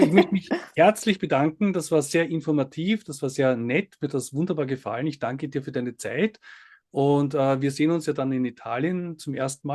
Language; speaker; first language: German; native; German